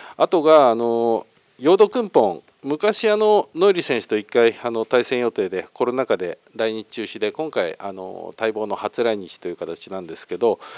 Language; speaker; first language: Japanese; native; Japanese